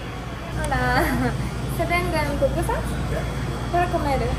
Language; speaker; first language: Spanish; non-native, learner; Japanese